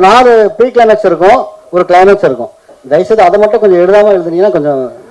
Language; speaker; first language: Tamil; native; Tamil